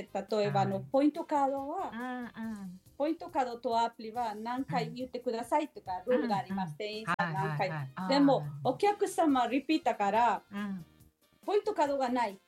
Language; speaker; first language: Japanese; non-native, learner; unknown